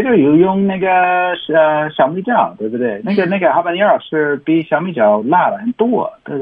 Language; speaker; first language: Chinese; non-native, learner; English